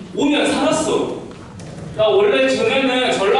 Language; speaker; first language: Korean; native; Korean